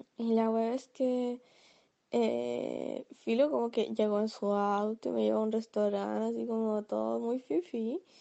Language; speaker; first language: Spanish; native; Spanish